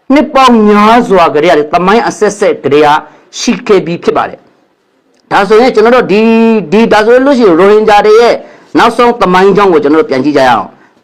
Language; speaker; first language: Burmese; non-native, local second language; Rohingya